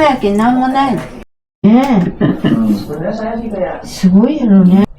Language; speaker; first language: Japanese; native; Japanese